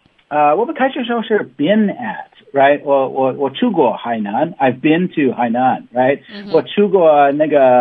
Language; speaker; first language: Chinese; non-native, learner; English